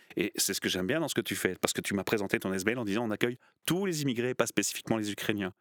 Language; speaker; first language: French; native; French